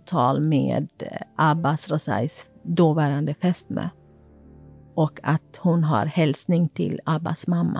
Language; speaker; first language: Swedish; non-native, fluent; Kurdish